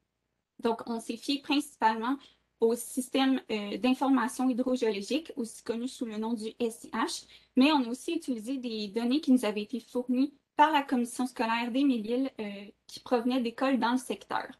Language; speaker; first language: French; native; French